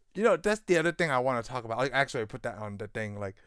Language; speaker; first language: English; non-native, local second language; Cantonese